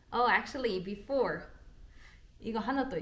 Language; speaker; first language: Korean; non-native, learner; German